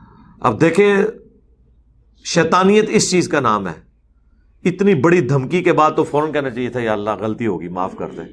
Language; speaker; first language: Urdu; native; Urdu